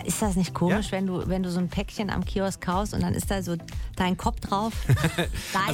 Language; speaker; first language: German; native; German